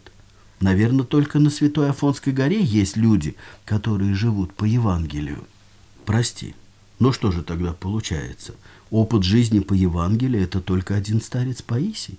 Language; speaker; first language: Russian; native; Russian